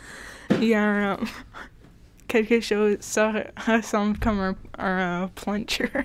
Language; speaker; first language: French; non-native, local second language; English